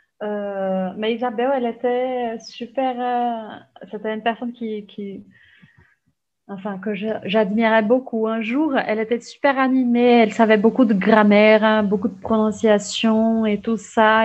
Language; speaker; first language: French; non-native, fluent; Portuguese